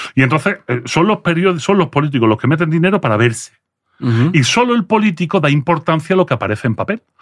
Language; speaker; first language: Spanish; early bilingual, other home language; French